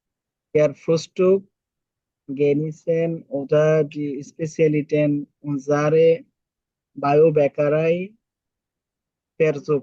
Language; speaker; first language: German; non-native, learner; Bangla